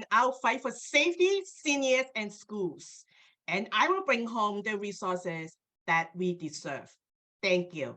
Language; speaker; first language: English; non-native, local second language; Cantonese